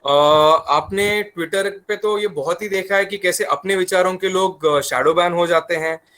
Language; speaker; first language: Hindi; non-native, local second language; Marathi